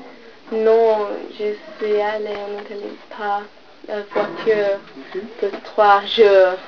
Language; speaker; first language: French; non-native, learner; English